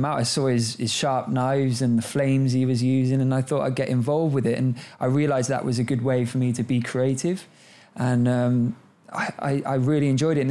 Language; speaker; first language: English; native; English